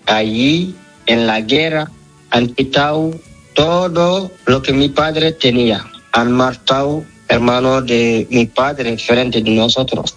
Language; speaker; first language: Spanish; non-native, learner; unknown